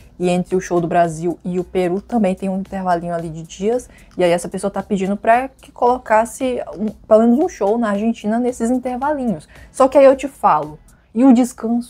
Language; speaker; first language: Portuguese; native; Portuguese